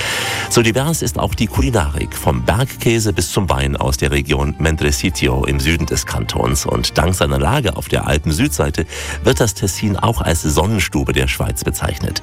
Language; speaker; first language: German; native; German